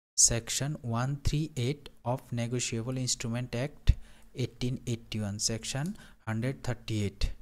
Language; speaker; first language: English; non-native, local second language; Bangla